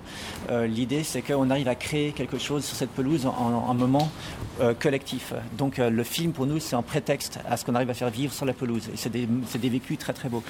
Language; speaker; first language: French; native; French